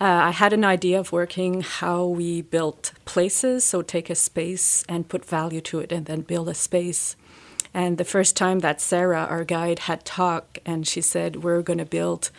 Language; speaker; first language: English; native; English